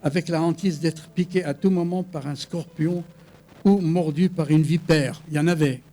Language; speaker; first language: French; non-native, local second language; Arabic